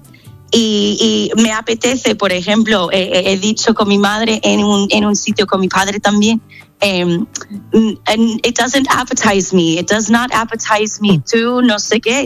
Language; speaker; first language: Spanish; non-native, fluent; English